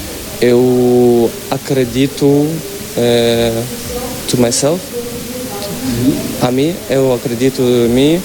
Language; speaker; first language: Portuguese; non-native, learner; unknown